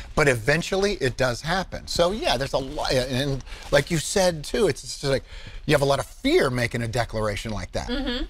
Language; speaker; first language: English; native; English